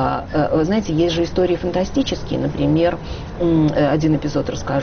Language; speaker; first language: Russian; native; Russian